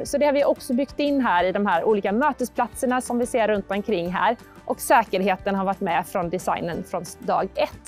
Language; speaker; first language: Swedish; native; Swedish